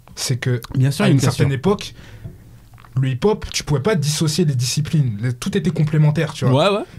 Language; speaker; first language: French; native; French